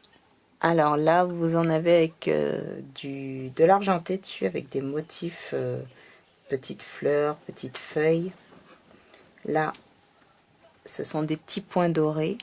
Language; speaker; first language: French; native; French